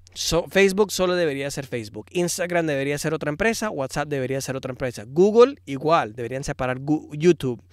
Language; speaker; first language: Spanish; early bilingual, heritage; Spanish